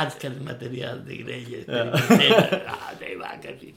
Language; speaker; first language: Swedish; non-native, learner; Spanish